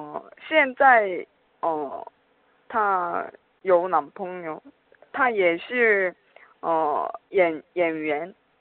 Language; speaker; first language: Chinese; non-native, learner; Korean